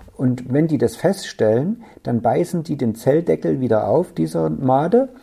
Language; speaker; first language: German; native; German